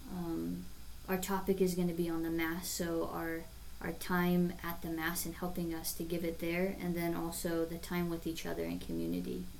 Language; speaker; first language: English; native; English